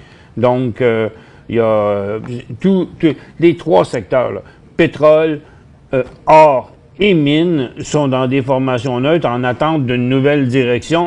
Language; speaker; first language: French; native; French